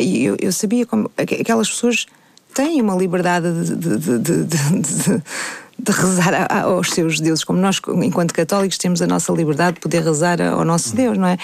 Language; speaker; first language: Portuguese; native; Portuguese